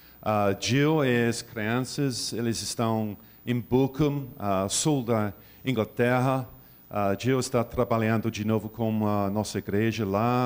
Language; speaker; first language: Portuguese; non-native, learner; English